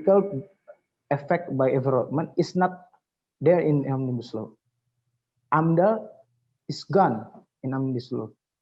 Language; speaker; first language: English; non-native, learner; Indonesian